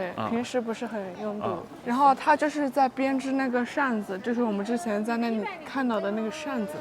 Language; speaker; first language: Chinese; native; Chinese